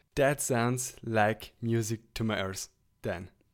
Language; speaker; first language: English; non-native, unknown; German